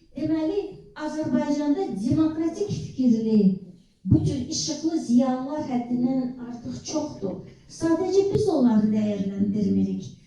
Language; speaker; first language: Azerbaijani; non-native, local second language; Lezghian